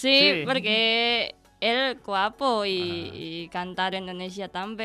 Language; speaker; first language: Catalan; non-native, learner; Indonesian